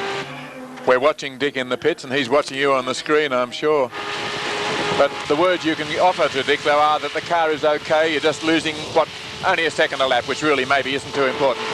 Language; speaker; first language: English; native; English